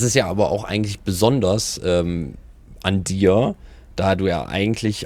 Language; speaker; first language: German; native; German